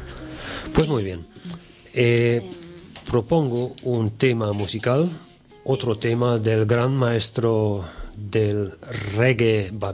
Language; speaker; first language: Spanish; non-native, fluent; German